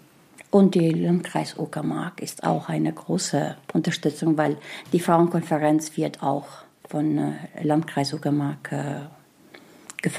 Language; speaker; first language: German; non-native, learner; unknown